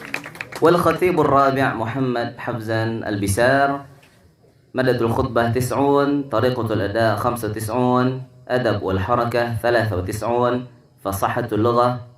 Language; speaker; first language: Arabic; non-native, fluent; Indonesian